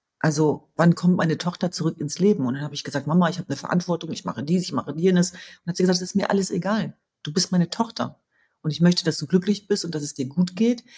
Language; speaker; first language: German; early bilingual, other home language; Kurdish